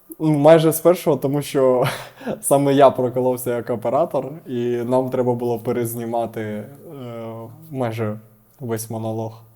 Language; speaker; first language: Ukrainian; native; Ukrainian